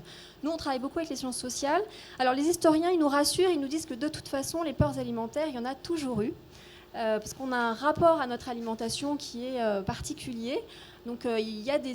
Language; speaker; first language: French; native; French